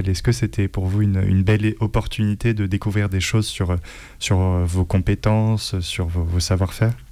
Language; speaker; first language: French; native; French